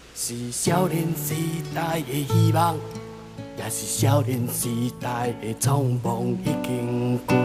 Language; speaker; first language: Chinese; non-native, local second language; Min Nan Chinese